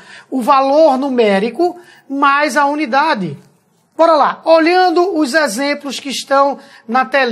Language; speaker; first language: Portuguese; native; Portuguese